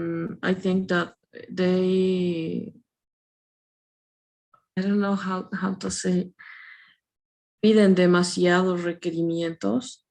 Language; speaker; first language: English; non-native, learner; Spanish